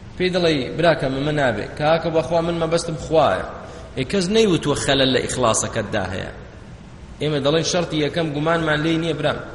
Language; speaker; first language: Central Kurdish; non-native, local second language; Kurdish